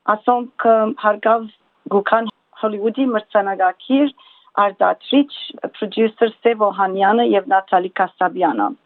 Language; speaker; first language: Armenian; early bilingual, heritage; Armenian